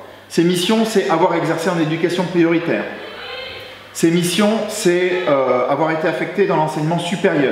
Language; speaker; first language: French; native; French